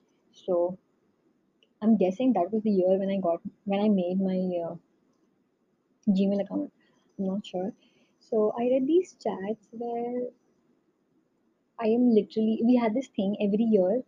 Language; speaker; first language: English; non-native, local second language; Hindi